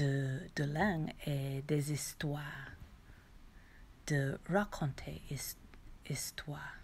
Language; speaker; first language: French; non-native, learner; English